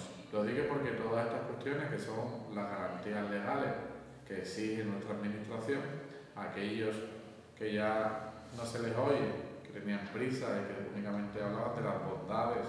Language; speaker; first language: Spanish; native; Spanish